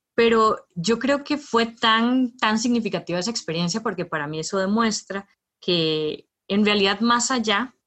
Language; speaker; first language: Spanish; native; Spanish